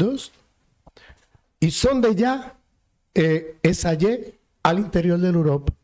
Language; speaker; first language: French; non-native, fluent; Spanish